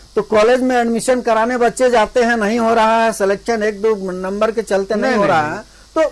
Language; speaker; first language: Hindi; native; Hindi